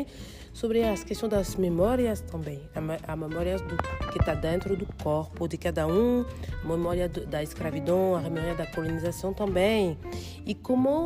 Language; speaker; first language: Portuguese; non-native, fluent; French